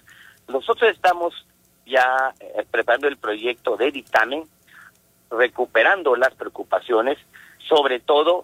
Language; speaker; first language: Spanish; native; Spanish